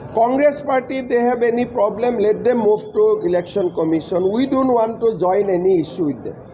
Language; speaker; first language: English; non-native, local second language; Assamese